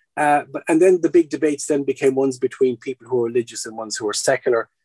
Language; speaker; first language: English; native; English